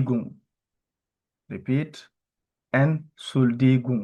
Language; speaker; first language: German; non-native, learner; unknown